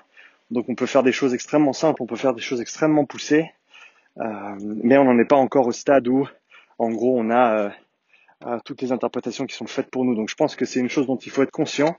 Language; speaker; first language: French; native; French